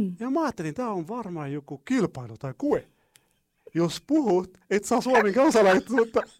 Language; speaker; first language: Finnish; non-native, fluent; Arabic